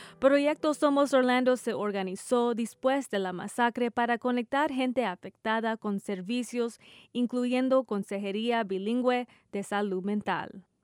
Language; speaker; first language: Spanish; early bilingual, heritage; Spanish